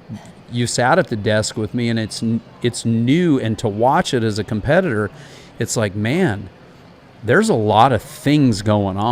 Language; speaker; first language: English; native; English